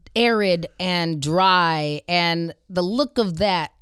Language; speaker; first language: English; native; English